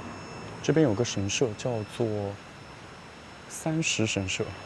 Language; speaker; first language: Chinese; native; Chinese